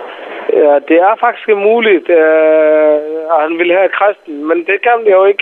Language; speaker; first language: Danish; non-native, fluent; Somali